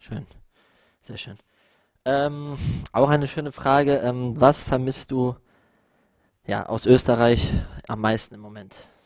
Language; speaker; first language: German; native; German